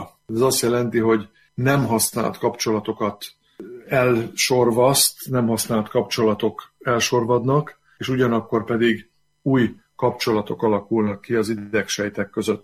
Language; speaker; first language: Hungarian; native; Hungarian